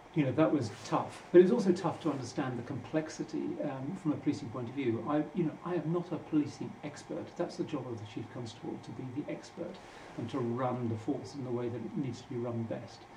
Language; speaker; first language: English; native; English